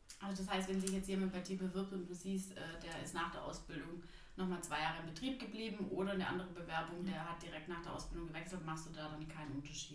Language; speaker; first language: German; native; German